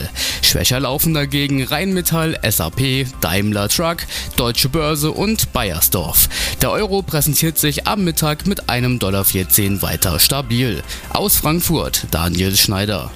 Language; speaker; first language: German; native; German